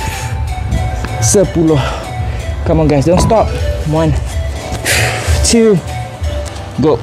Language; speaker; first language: English; non-native, local second language; Malay